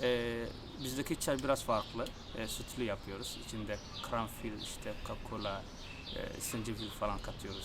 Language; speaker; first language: Turkish; non-native, fluent; Somali